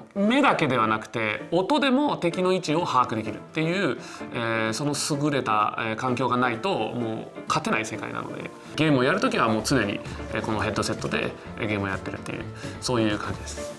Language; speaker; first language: Japanese; native; Japanese